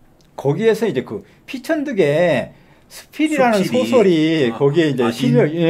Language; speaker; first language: Korean; native; Korean